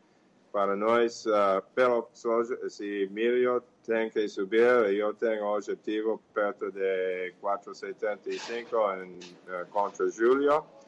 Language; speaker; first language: Portuguese; non-native, fluent; English